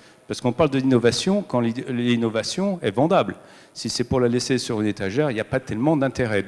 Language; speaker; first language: French; native; French